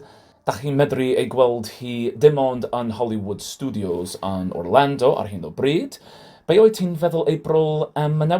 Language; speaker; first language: Welsh; non-native, learner; English